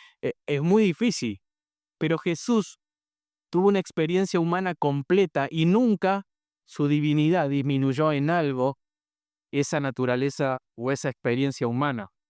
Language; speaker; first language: Spanish; native; Spanish